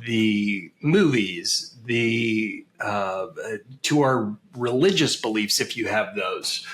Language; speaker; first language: English; native; English